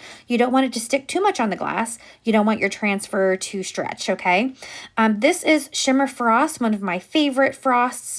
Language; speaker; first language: English; native; English